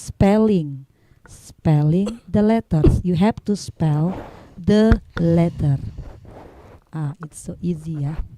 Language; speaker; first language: English; non-native, learner; Indonesian